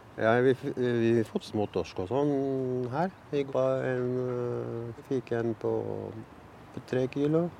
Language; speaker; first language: Norwegian; non-native, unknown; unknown